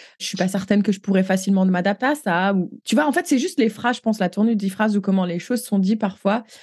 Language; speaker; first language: French; native; French